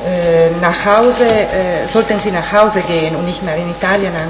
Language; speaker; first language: German; non-native, fluent; Italian